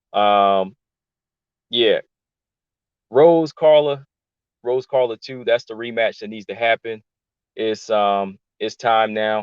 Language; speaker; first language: English; native; English